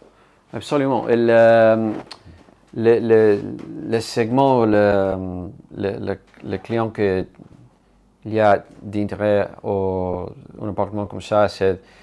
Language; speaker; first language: French; non-native, learner; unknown